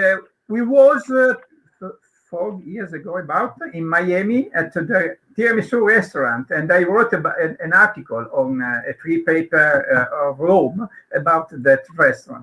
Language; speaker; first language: English; non-native, learner; Italian